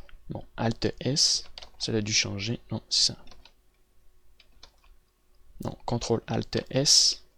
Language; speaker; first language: French; native; French